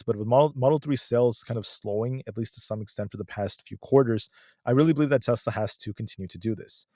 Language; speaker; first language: English; native; English